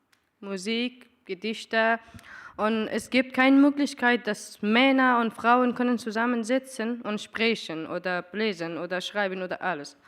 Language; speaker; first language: German; non-native, learner; Persian